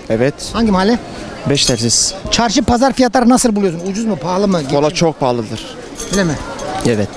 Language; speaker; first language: Turkish; native; Turkish